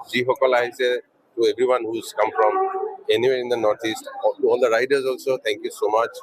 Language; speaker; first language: English; non-native, local second language; Assamese